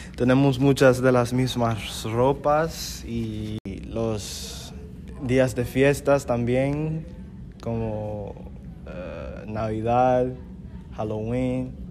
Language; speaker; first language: Spanish; native; Spanish